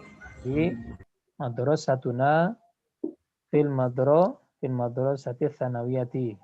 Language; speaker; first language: Arabic; non-native, fluent; Indonesian